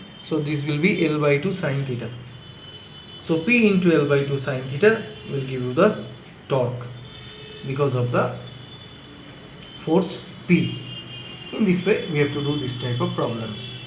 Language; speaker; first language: English; non-native, local second language; Bangla